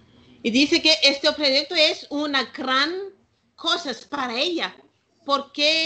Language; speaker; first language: Spanish; non-native, learner; Malagasy